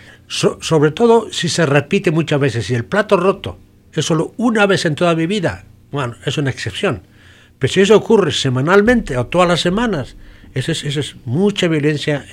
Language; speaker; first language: Spanish; native; Spanish